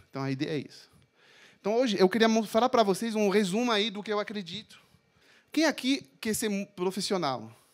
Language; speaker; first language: Portuguese; non-native, fluent; French